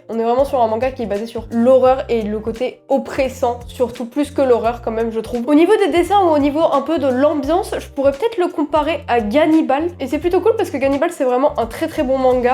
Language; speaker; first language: French; native; French